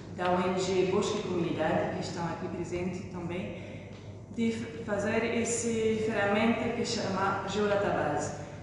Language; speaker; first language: Portuguese; non-native, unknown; French